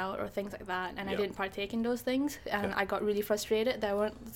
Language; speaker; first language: English; non-native, local second language; Malay